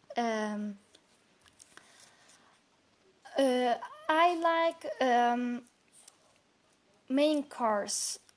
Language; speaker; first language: English; non-native, learner; Turkish